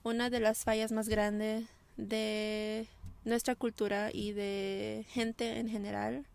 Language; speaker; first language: Spanish; early bilingual, heritage; Spanish